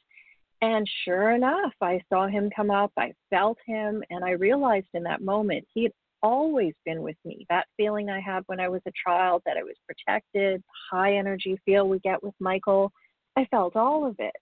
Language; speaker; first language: English; native; English